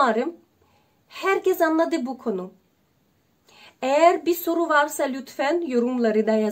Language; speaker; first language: Turkish; non-native, learner; Russian